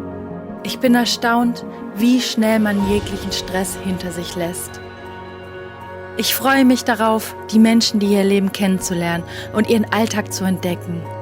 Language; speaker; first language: German; native; German